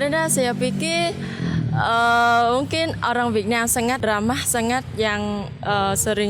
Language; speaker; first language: Indonesian; non-native, learner; Vietnamese